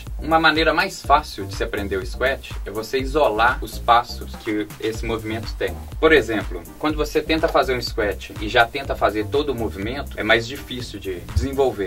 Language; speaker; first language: Portuguese; native; Portuguese